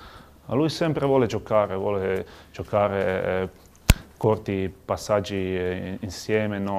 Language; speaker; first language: Italian; non-native, learner; Croatian